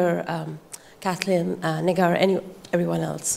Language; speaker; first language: English; non-native, local second language; Bangla